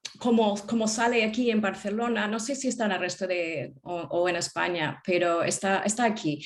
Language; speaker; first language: Spanish; non-native, fluent; English